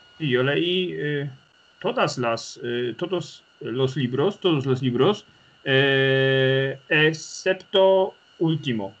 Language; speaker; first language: Spanish; non-native, learner; Polish